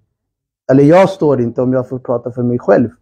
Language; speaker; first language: Swedish; early bilingual, other home language; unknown